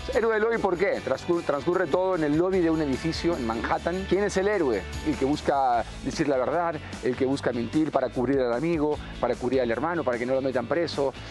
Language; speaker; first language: Spanish; native; Spanish